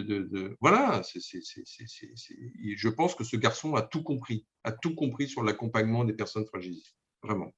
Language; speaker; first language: French; native; French